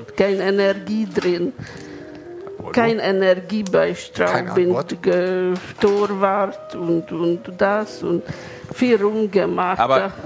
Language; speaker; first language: German; non-native, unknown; Hungarian